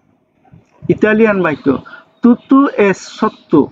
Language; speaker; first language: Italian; non-native, fluent; Bangla